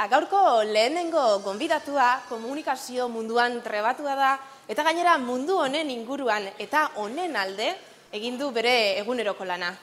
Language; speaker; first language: Basque; native; Basque